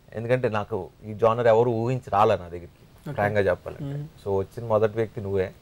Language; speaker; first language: Telugu; native; Telugu